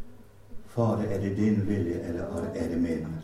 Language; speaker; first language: Swedish; non-native, fluent; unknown